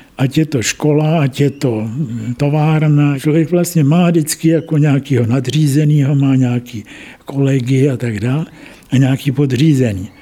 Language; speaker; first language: Czech; native; Czech